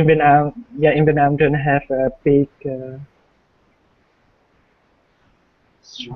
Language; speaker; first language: English; non-native, learner; Vietnamese